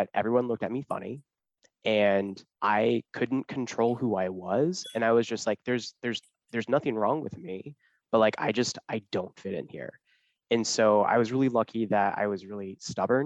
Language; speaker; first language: English; native; English